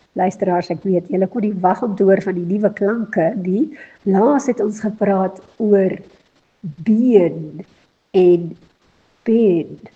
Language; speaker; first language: Afrikaans; native; Afrikaans